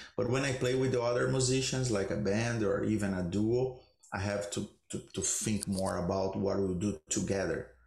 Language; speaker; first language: English; non-native, learner; Portuguese